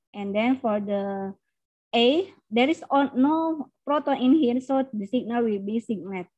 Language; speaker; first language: English; non-native, learner; Indonesian